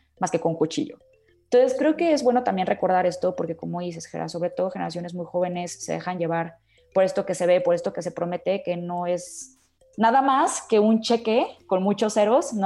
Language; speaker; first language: Spanish; native; Spanish